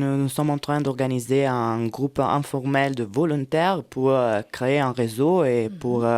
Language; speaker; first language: French; non-native, fluent; Italian